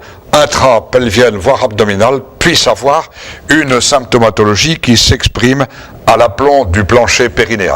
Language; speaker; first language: French; native; French